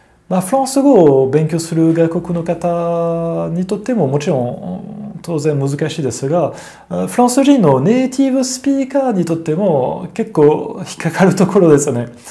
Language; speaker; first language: Japanese; non-native, fluent; French